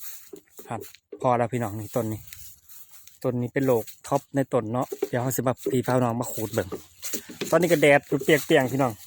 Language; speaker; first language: Thai; non-native, local second language; Lao